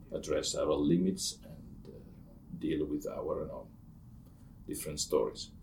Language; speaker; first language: English; non-native, fluent; Italian